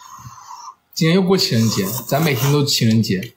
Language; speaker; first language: Chinese; native; Chinese